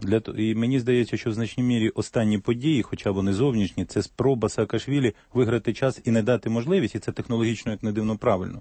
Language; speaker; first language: Ukrainian; native; Ukrainian